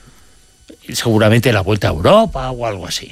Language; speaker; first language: Spanish; native; Spanish